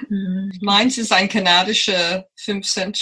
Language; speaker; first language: German; non-native, fluent; English